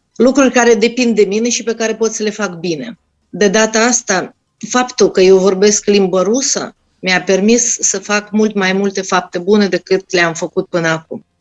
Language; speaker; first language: Romanian; non-native, fluent; Russian